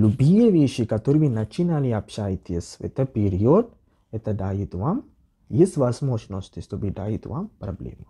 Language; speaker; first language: Russian; non-native, learner; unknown